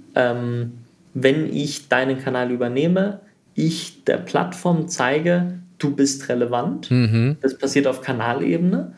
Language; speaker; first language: German; early bilingual, heritage; German